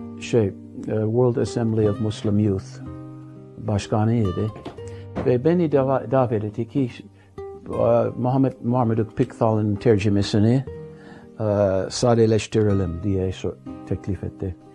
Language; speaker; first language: Turkish; non-native, fluent; English